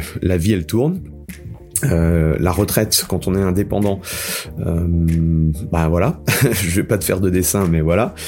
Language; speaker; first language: French; native; French